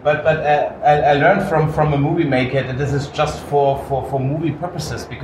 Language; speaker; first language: English; non-native, fluent; German